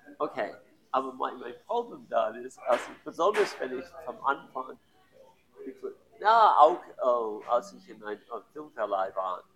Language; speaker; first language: German; non-native, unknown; English